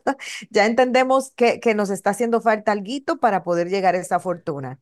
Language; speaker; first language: Spanish; native; Spanish